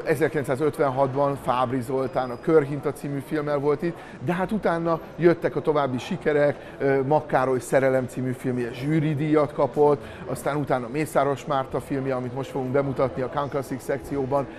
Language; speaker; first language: Hungarian; native; Hungarian